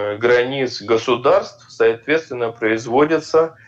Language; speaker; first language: Russian; native; Russian